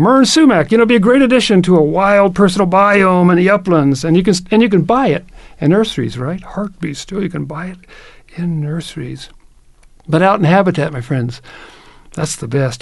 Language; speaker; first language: English; native; English